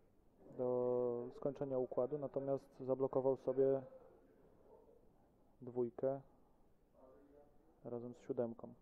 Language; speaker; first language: Polish; native; Polish